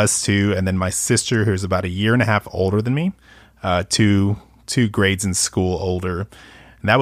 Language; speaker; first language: English; early bilingual, other home language; Spanish